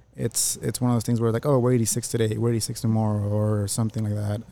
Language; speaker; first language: English; early bilingual, other home language; Spanish